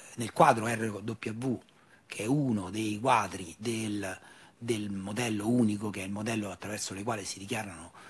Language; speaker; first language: Italian; native; Italian